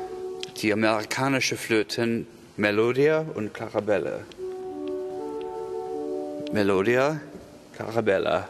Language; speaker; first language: German; non-native, learner; English